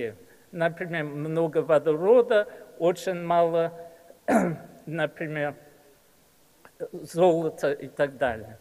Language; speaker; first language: Russian; early bilingual, heritage; English